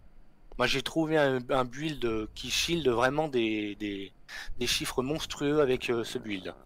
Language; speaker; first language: French; native; French